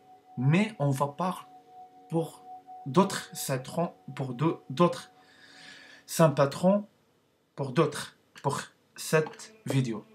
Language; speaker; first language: French; non-native, learner; Arabic